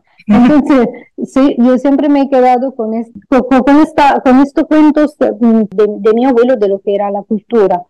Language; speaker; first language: Spanish; non-native, fluent; Italian